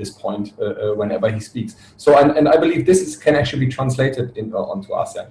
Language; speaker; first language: English; non-native, fluent; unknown